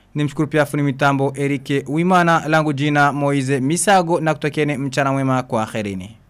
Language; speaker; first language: Swahili; non-native, local second language; Rundi